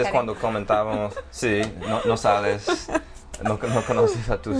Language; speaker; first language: Spanish; non-native, fluent; English